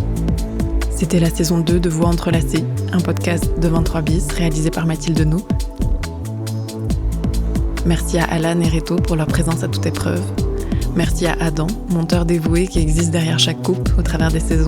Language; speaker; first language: French; native; French